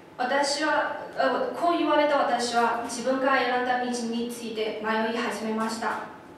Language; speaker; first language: Japanese; non-native, fluent; Chinese